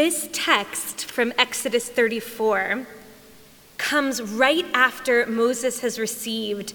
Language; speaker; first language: English; native; English